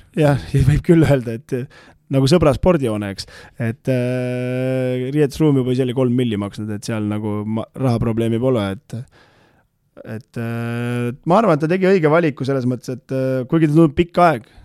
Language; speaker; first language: Estonian; native; Estonian